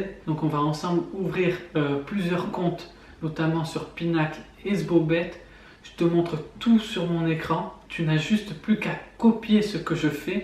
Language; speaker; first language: French; native; French